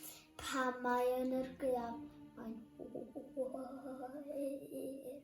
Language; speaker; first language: Welsh; non-native, local second language; English